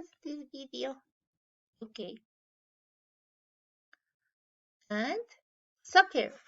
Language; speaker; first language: English; non-native, learner; Spanish